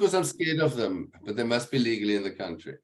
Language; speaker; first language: English; native; English